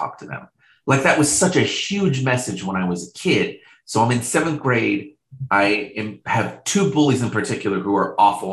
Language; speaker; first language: English; native; English